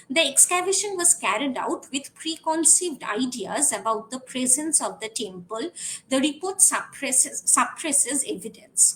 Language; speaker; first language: English; non-native, local second language; Bangla